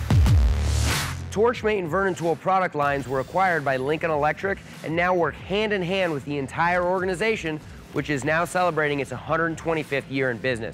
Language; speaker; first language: English; native; English